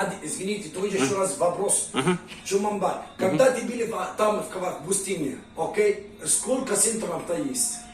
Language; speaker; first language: Russian; non-native, learner; Arabic